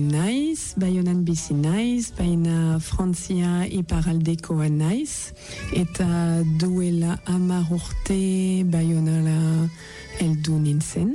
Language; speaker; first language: Basque; non-native, learner; French